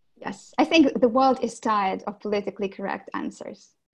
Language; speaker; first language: English; non-native, fluent; Ukrainian